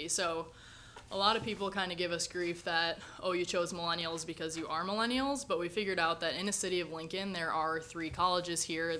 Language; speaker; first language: English; native; English